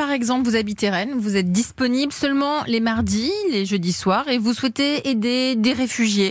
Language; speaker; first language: French; native; French